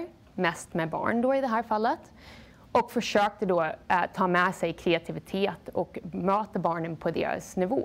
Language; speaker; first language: Swedish; non-native, fluent; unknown